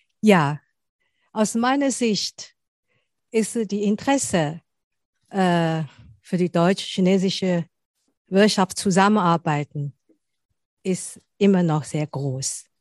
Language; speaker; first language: German; non-native, fluent; Chinese